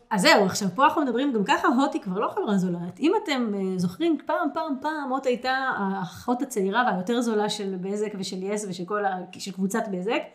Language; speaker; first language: Hebrew; native; Hebrew